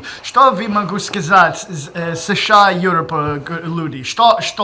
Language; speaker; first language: Russian; non-native, learner; English